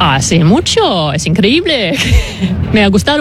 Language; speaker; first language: Spanish; non-native, learner; English